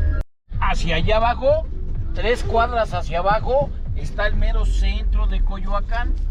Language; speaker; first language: Spanish; native; Spanish